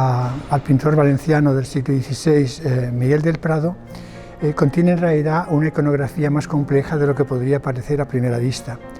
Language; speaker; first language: Spanish; native; Spanish